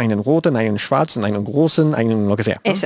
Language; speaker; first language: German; non-native, learner; Spanish